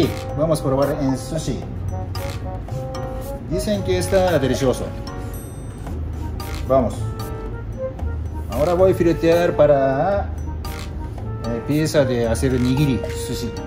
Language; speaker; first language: Spanish; non-native, learner; Japanese